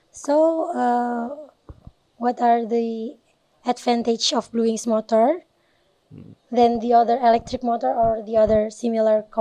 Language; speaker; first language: English; non-native, learner; Indonesian